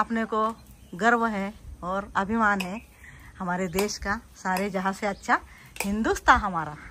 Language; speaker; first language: Hindi; non-native, local second language; Marathi